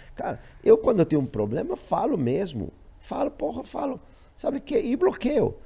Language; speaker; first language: Portuguese; non-native, fluent; Spanish